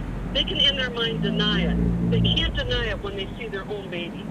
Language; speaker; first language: English; native; English